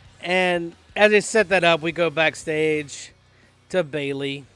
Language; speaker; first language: English; native; English